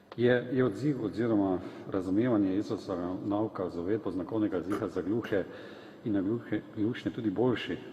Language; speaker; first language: Slovenian; native; Slovenian